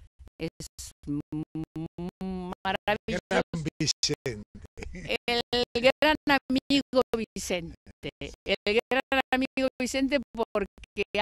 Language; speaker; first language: Spanish; native; Spanish